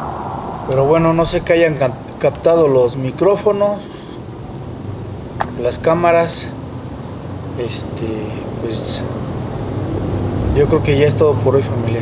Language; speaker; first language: Spanish; native; Spanish